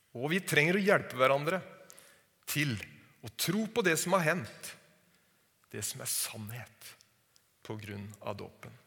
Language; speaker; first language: Norwegian; native; Norwegian